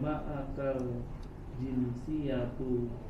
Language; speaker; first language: Arabic; non-native, learner; Indonesian